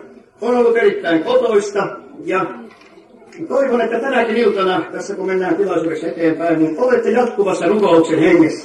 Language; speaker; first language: Finnish; native; Finnish